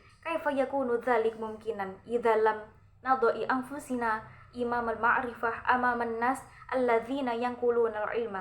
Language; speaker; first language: Arabic; non-native, learner; Indonesian